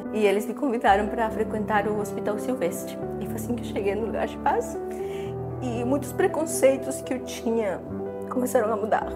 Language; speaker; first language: Portuguese; non-native, fluent; Spanish